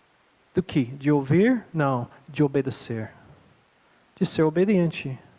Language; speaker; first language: Portuguese; non-native, fluent; English